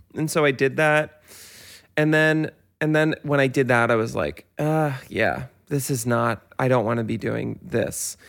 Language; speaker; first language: English; native; English